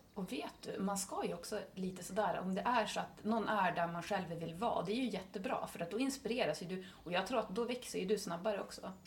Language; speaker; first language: Swedish; native; Swedish